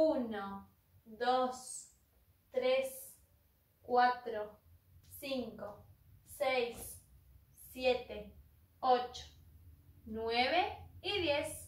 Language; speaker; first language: Spanish; native; Spanish